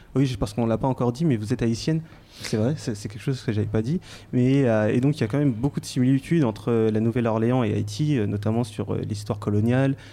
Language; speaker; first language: French; native; French